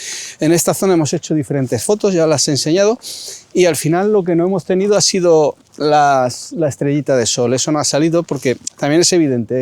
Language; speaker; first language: Spanish; native; Spanish